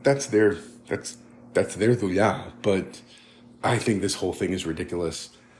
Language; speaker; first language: English; early bilingual, other home language; Greek